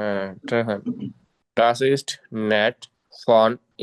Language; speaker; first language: German; non-native, learner; Bangla